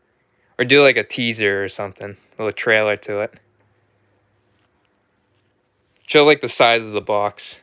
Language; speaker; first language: English; native; English